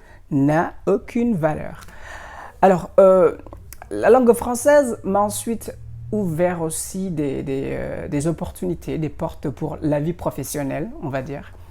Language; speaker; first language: French; non-native, fluent; Indonesian